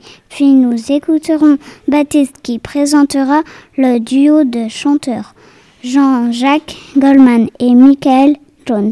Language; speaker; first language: French; native; French